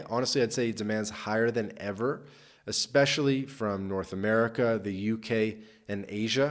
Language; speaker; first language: English; native; English